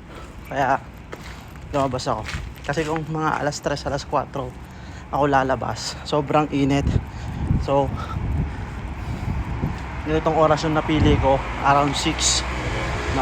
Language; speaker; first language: Filipino; native; Filipino